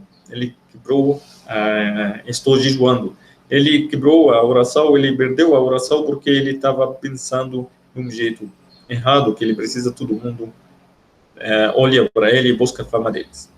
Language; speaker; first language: Portuguese; non-native, fluent; Arabic